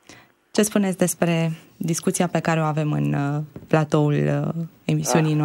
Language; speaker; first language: Romanian; native; Romanian